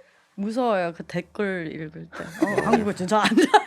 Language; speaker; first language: Korean; early bilingual, heritage; English